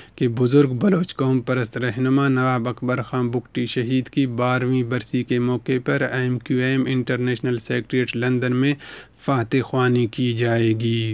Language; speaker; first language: Urdu; non-native, local second language; Baluchi